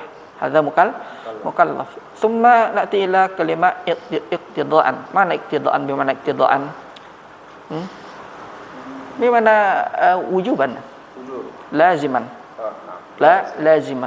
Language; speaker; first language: Arabic; non-native, fluent; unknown